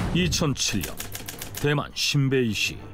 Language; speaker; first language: Korean; native; Korean